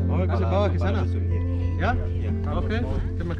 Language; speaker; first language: Indonesian; non-native, learner; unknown